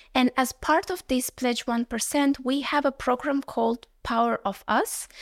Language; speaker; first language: English; non-native, fluent; Uzbek